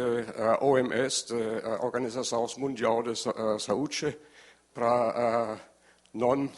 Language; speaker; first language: Portuguese; non-native, learner; German